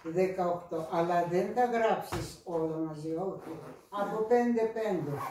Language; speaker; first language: Greek; non-native, fluent; Russian